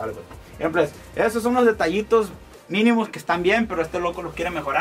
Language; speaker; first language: Spanish; native; Spanish